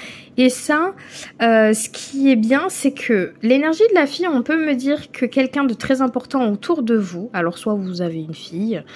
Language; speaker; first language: French; native; French